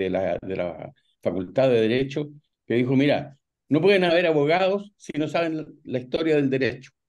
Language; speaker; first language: Spanish; native; Spanish